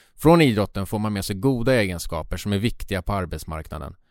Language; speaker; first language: Swedish; native; Swedish